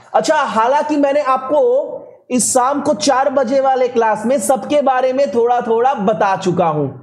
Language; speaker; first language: Hindi; native; Hindi